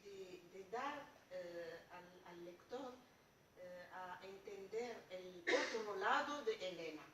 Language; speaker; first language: Spanish; non-native, learner; Arabic